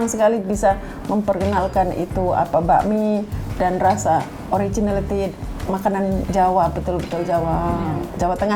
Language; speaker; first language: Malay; non-native, local second language; Javanese